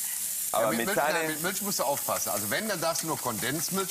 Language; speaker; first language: German; native; German